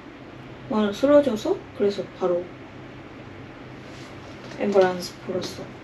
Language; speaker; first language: Korean; non-native, learner; Thai